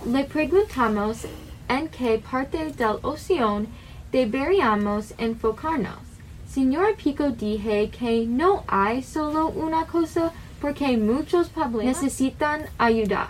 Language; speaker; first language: Spanish; non-native, learner; English